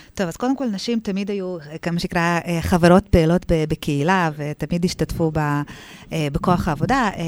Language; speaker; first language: Hebrew; early bilingual, other home language; Russian